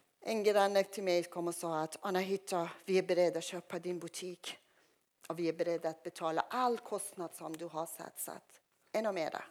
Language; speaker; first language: Swedish; non-native, fluent; Persian